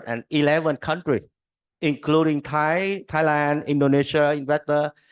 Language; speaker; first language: English; non-native, learner; Vietnamese